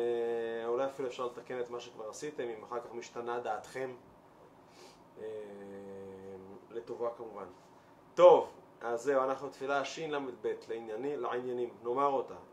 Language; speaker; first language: Hebrew; native; Hebrew